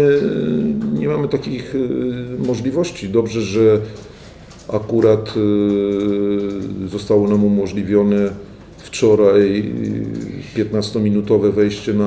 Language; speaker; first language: Polish; native; Polish